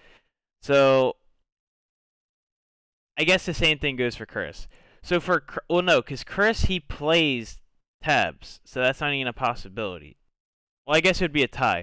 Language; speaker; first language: English; native; English